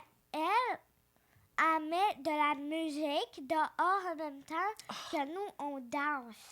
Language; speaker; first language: French; early bilingual, other home language; Ukrainian